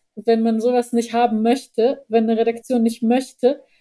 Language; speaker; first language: German; early bilingual, heritage; Bosnian